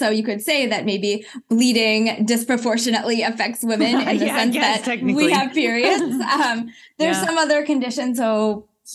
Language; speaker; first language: English; native; English